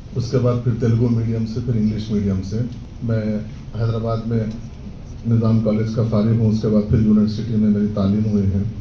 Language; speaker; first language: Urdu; native; Urdu